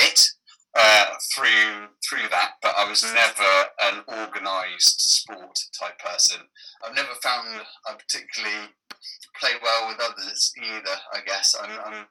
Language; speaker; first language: English; native; English